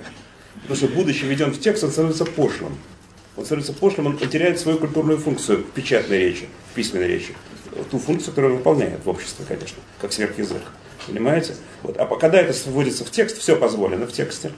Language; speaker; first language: Russian; native; Russian